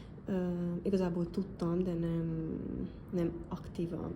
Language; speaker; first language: Hungarian; non-native, learner; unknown